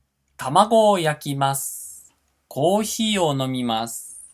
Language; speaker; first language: Japanese; non-native, fluent; Portuguese